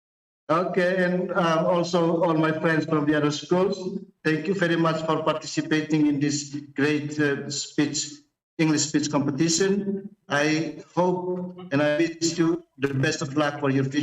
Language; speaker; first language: English; non-native, fluent; Indonesian